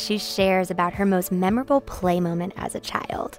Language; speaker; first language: English; native; English